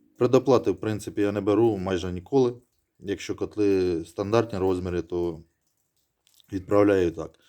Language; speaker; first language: Ukrainian; native; Ukrainian